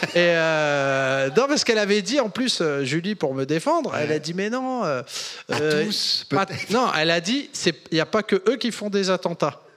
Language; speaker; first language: French; native; French